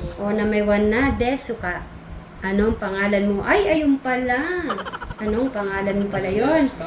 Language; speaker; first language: Filipino; native; Filipino